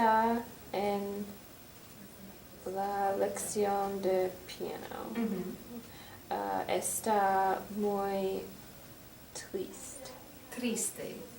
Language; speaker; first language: Spanish; non-native, learner; English